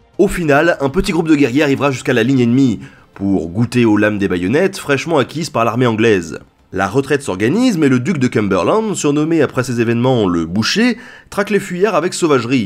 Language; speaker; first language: French; native; French